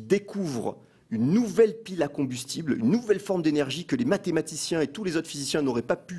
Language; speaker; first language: French; native; French